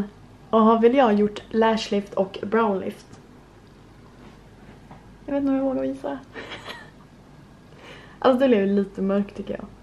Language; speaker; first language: Swedish; native; Swedish